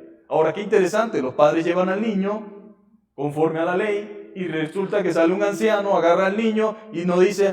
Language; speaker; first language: Spanish; native; Spanish